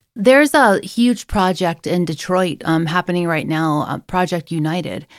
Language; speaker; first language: English; native; English